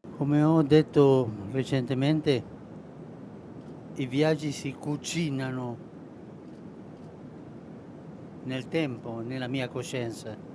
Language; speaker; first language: Italian; non-native, fluent; Spanish